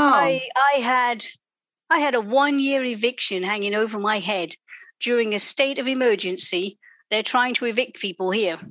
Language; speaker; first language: English; native; English